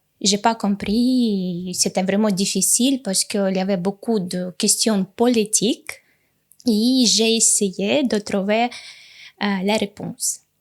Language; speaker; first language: French; non-native, fluent; Russian